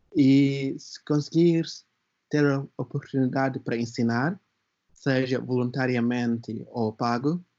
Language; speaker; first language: Portuguese; non-native, fluent; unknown